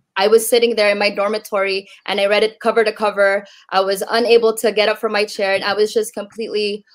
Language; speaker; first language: English; native; English